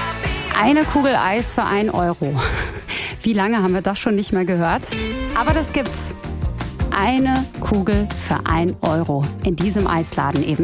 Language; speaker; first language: German; native; German